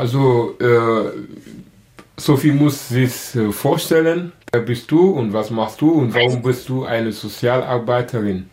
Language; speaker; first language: German; non-native, learner; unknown